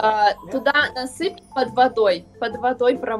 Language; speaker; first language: Russian; native; Russian